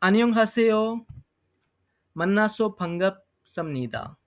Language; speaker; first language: Korean; non-native, learner; Hindi